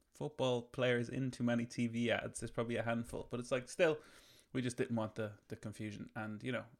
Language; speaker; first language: English; native; English